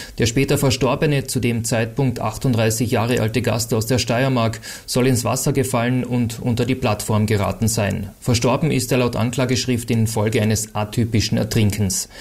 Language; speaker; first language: German; native; German